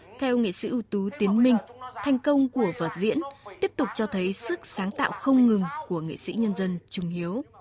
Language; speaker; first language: Vietnamese; native; Vietnamese